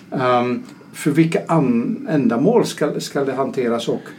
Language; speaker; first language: Swedish; non-native, fluent; Dutch